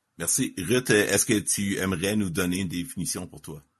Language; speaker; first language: French; native; French